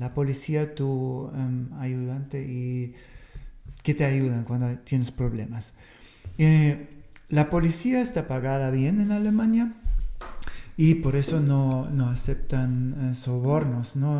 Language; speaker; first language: Spanish; non-native, fluent; German